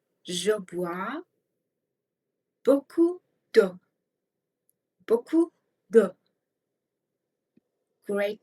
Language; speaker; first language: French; non-native, fluent; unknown